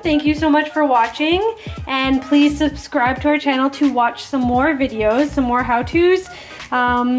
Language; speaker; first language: English; native; English